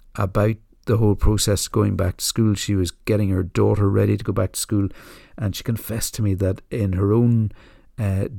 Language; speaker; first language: English; native; English